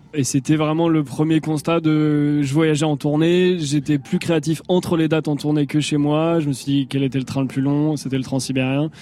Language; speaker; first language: French; native; French